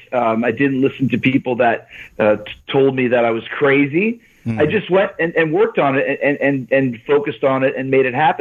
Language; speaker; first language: English; native; English